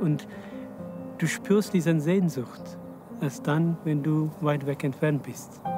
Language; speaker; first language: German; non-native, fluent; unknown